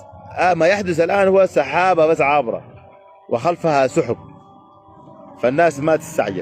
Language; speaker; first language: Arabic; native; Arabic